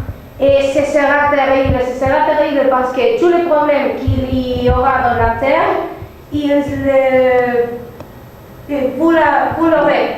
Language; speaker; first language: French; non-native, learner; Spanish